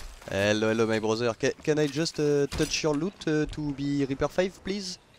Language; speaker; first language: English; non-native, learner; French